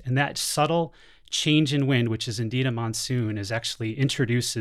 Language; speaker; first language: English; native; English